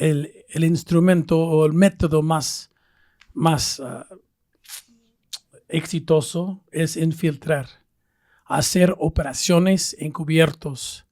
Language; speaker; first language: Spanish; non-native, fluent; English